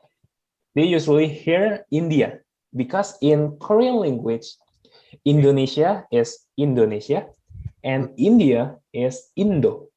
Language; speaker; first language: English; non-native, fluent; Indonesian